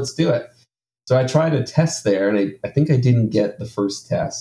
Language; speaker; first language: English; native; English